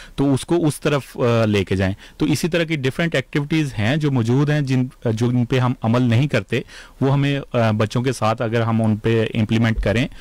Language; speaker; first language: Urdu; native; Urdu